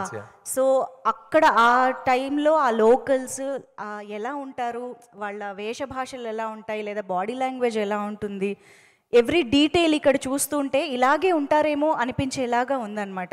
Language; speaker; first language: Telugu; native; Telugu